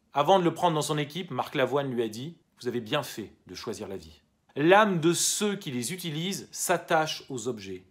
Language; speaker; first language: French; native; French